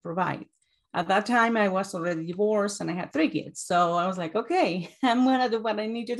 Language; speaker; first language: English; non-native, fluent; Spanish